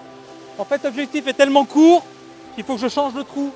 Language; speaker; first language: French; native; French